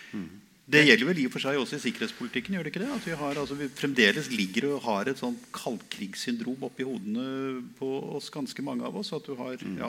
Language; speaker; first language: Norwegian; native; Norwegian